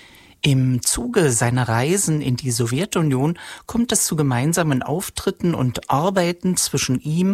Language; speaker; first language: German; native; German